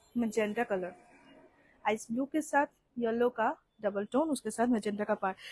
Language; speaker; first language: Hindi; non-native, local second language; Bangla